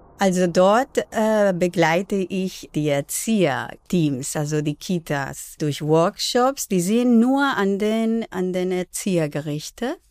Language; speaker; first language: German; non-native, fluent; Spanish